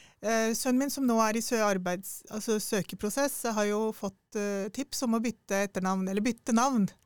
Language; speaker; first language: Norwegian; early bilingual, other home language; Urdu